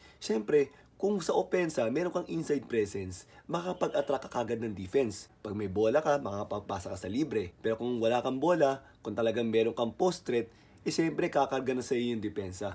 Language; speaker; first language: Filipino; native; Filipino